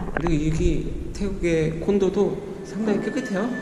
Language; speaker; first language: Korean; native; Korean